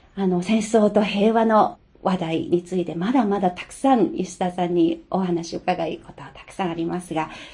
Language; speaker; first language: Japanese; non-native, fluent; Chinese